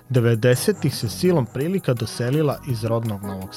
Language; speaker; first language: Croatian; native; Croatian